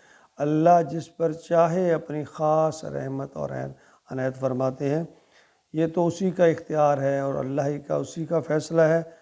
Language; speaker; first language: Urdu; native; Urdu